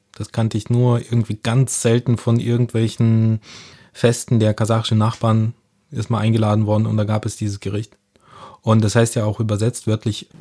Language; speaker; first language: German; early bilingual, other home language; Russian